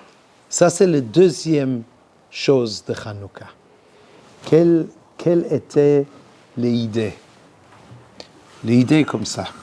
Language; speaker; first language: French; non-native, learner; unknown